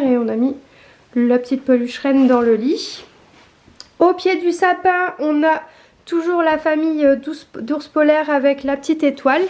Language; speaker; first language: French; native; French